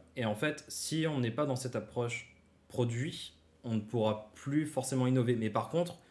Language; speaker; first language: French; native; French